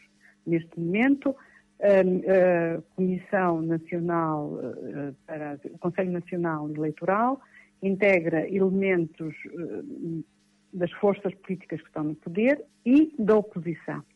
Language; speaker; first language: Portuguese; native; Portuguese